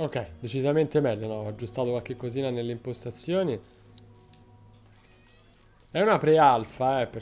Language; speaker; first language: Italian; native; Italian